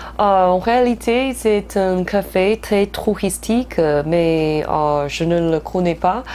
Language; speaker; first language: French; non-native, fluent; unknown